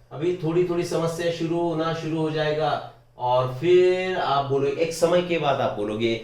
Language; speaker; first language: Hindi; non-native, local second language; Marathi